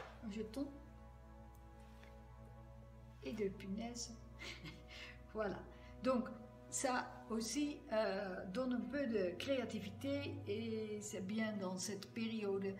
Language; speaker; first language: French; non-native, fluent; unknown